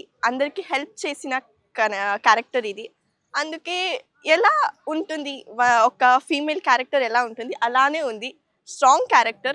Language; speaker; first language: Telugu; non-native, learner; Kannada